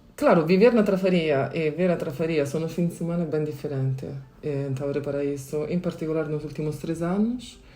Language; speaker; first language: Portuguese; non-native, fluent; Italian